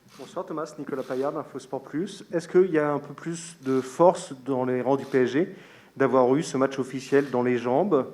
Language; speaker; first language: French; native; French